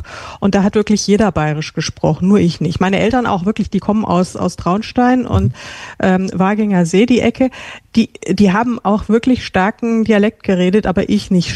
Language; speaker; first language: German; native; German